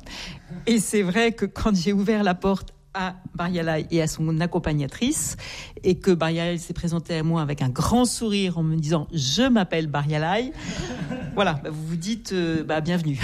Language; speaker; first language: French; native; French